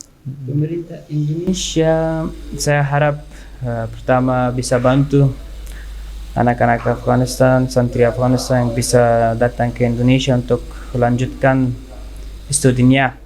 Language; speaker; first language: Indonesian; non-native, learner; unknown